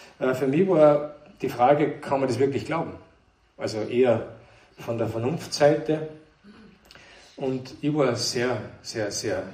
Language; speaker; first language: German; native; German